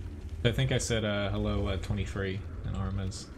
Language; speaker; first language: English; native; English